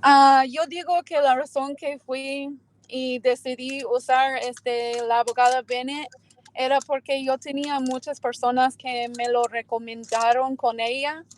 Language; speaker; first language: Spanish; early bilingual, heritage; Spanish